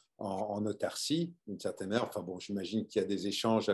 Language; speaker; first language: French; native; French